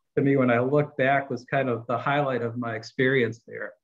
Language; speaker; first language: English; native; English